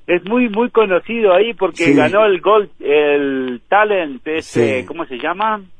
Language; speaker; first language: Spanish; native; Spanish